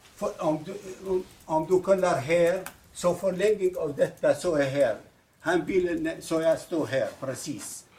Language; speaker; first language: Swedish; non-native, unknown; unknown